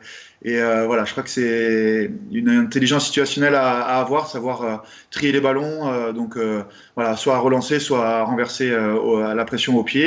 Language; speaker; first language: French; native; French